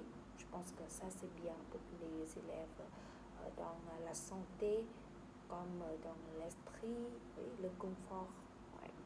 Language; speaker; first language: French; non-native, learner; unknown